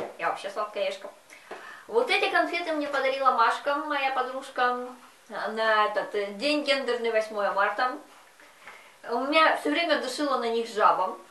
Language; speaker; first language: Russian; native; Russian